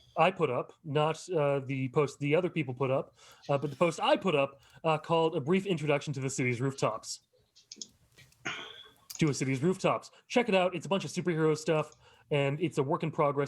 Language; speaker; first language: English; native; English